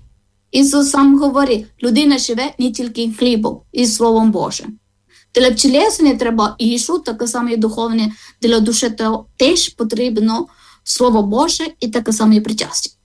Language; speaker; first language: Ukrainian; non-native, learner; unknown